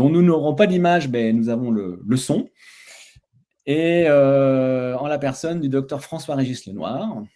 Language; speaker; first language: French; native; French